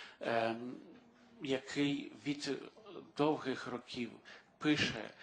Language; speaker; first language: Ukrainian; early bilingual, heritage; Ukrainian